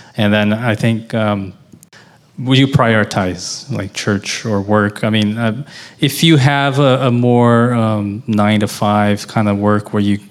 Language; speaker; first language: English; non-native, fluent; Portuguese